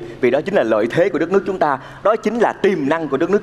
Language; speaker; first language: Vietnamese; native; Vietnamese